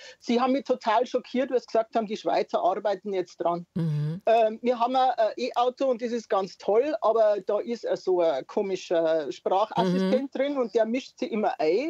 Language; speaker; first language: German; native; German